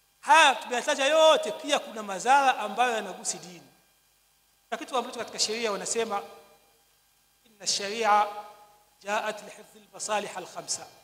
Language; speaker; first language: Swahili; native; Swahili